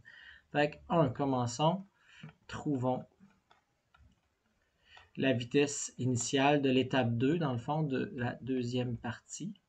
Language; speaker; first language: French; native; French